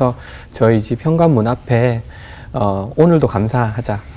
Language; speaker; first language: Korean; native; Korean